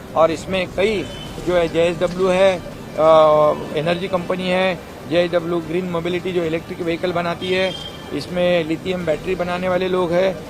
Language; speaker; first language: Hindi; non-native, local second language; Marathi